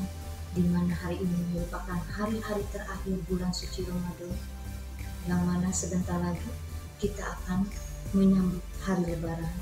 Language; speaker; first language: Indonesian; native; Indonesian